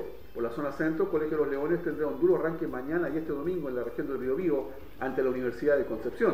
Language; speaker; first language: Spanish; native; Spanish